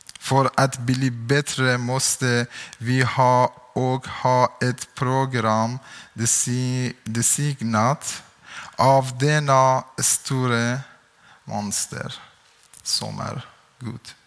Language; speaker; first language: Swedish; non-native, learner; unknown